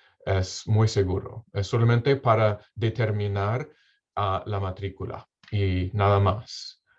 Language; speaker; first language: Spanish; non-native, fluent; English